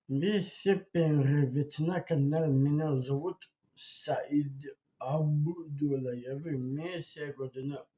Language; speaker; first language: Russian; non-native, local second language; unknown